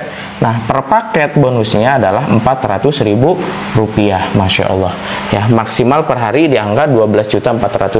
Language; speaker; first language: Indonesian; non-native, local second language; Sundanese